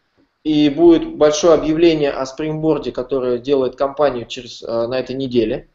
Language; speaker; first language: Russian; native; Russian